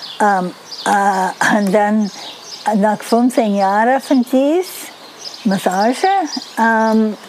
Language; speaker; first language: German; non-native, learner; Dutch